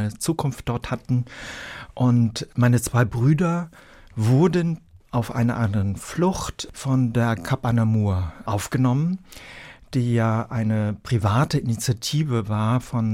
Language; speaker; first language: German; early bilingual, other home language; Vietnamese